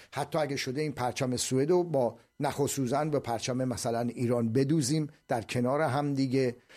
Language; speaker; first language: Persian; native; Persian